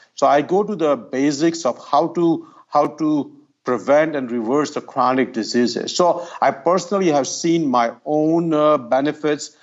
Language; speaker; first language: English; non-native, local second language; Gujarati